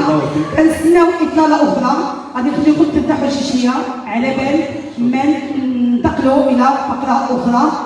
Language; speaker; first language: Arabic; native; Arabic